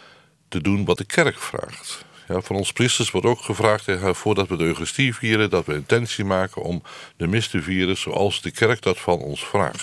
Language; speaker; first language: Dutch; native; Dutch